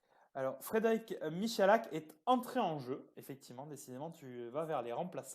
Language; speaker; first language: French; native; French